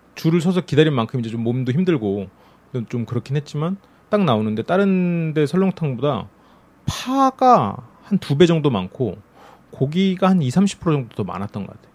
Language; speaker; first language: Korean; native; Korean